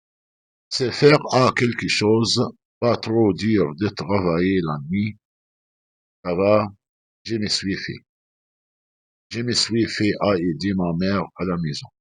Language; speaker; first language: French; non-native, fluent; Arabic